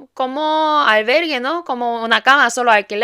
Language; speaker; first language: Spanish; non-native, fluent; Korean